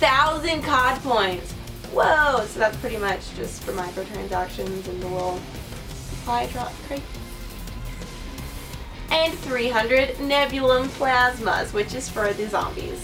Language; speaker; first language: English; native; English